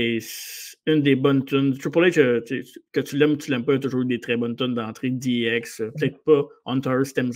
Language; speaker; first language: French; native; French